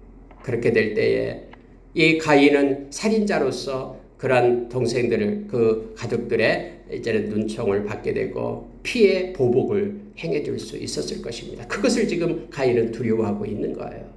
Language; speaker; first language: Korean; native; Korean